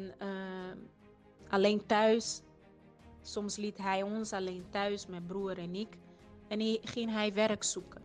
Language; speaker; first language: Dutch; non-native, fluent; Portuguese